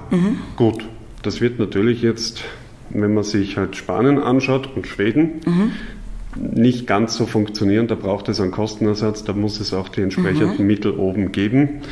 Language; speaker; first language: German; native; German